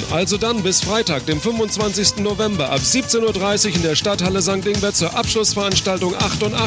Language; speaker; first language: German; native; German